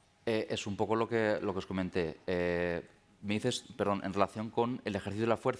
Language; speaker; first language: Spanish; native; Spanish